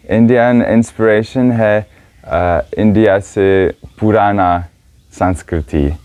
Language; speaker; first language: Hindi; non-native, learner; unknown